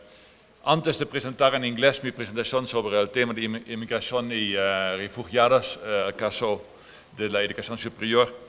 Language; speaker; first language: Spanish; non-native, fluent; Dutch